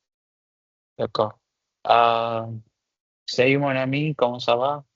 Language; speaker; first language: French; non-native, learner; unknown